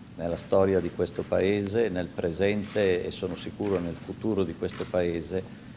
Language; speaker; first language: Italian; native; Italian